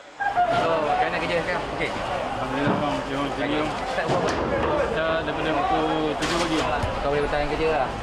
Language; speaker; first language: Malay; native; Malay